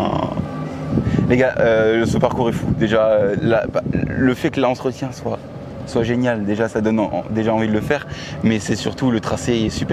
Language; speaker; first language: French; native; French